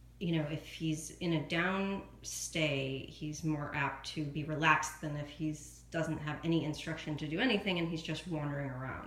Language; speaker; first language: English; native; English